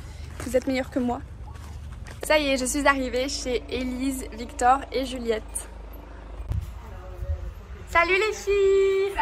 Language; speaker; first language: French; native; French